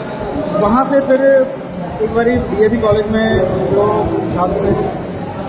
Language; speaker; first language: Hindi; non-native, local second language; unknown